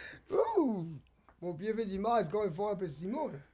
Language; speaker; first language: French; early bilingual, heritage; French